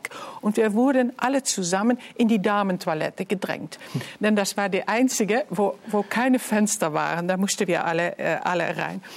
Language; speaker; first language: German; non-native, fluent; Dutch